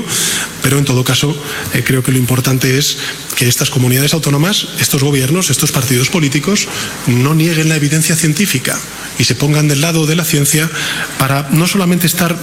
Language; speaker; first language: Spanish; native; Spanish